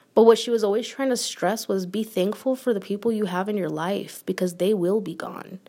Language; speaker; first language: English; native; English